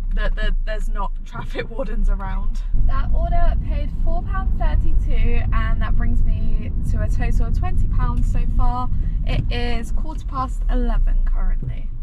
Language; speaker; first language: English; native; English